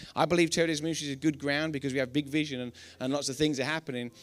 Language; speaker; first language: English; native; English